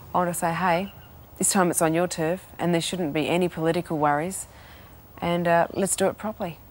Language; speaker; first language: English; native; English